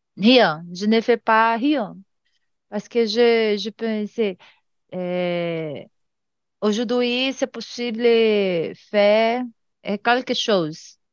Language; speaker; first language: French; non-native, learner; Portuguese